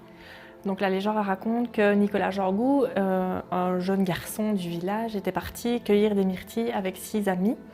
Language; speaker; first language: French; native; French